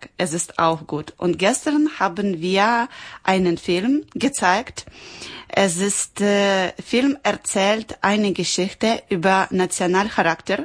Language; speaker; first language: German; non-native, learner; Ukrainian